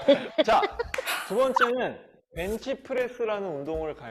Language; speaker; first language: Korean; native; Korean